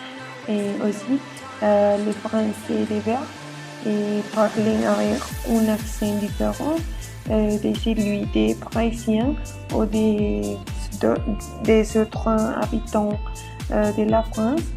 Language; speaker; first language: French; non-native, learner; Spanish